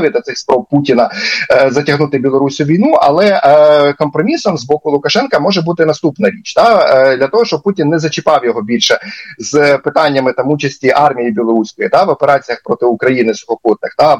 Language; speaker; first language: Ukrainian; native; Ukrainian